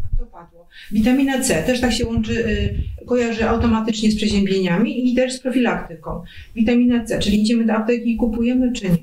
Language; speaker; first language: Polish; native; Polish